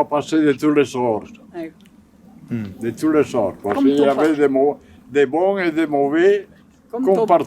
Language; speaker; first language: French; non-native, fluent; Italian